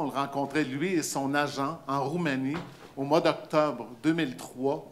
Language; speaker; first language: French; native; French